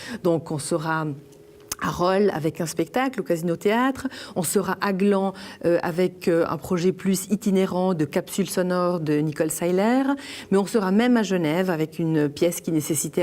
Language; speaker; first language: French; native; French